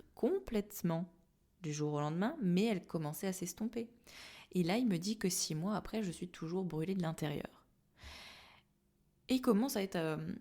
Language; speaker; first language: French; native; French